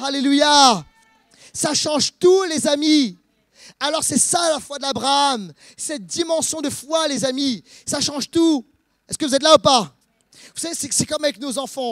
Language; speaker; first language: French; native; French